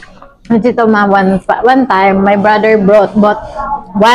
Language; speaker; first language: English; non-native, local second language; Filipino